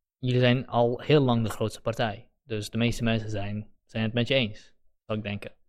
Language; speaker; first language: Dutch; early bilingual, other home language; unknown